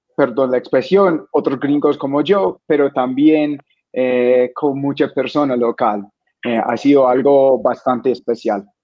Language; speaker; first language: Spanish; non-native, fluent; English